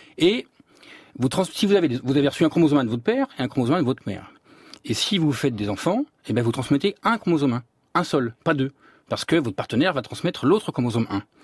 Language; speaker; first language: French; native; French